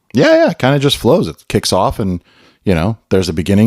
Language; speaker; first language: English; native; English